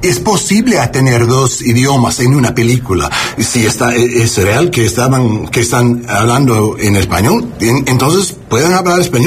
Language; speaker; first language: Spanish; non-native, learner; English